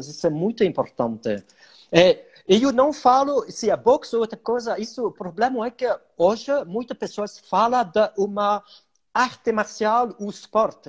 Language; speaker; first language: Portuguese; non-native, learner; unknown